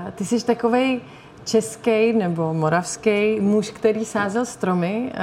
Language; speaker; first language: Czech; native; Czech